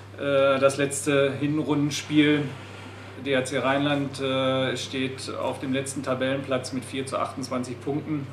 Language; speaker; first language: German; native; German